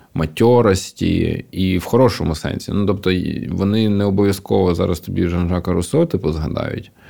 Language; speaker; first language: Ukrainian; non-native, local second language; Russian